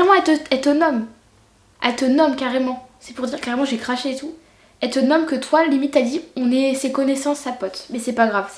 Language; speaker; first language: French; native; French